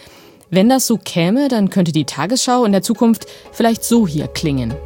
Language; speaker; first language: German; native; German